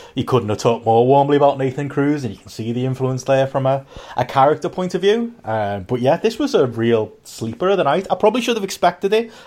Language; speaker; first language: English; native; English